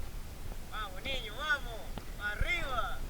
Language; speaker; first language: Spanish; native; Spanish